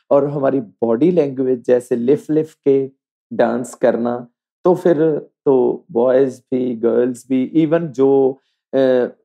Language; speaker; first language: Hindi; native; Hindi